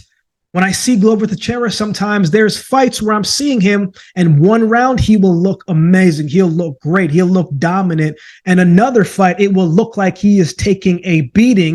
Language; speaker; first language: English; native; English